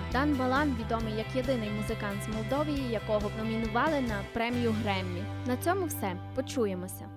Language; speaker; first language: Ukrainian; native; Ukrainian